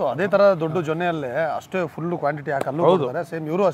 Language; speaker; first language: Kannada; native; Kannada